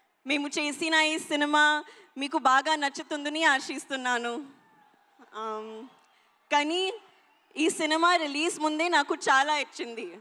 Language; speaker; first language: Telugu; non-native, local second language; Hindi